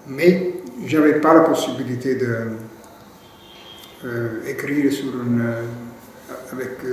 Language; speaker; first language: French; non-native, fluent; Italian